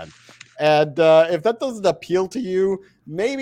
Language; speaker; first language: English; native; English